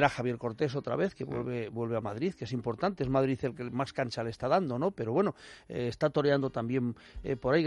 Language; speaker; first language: Spanish; native; Spanish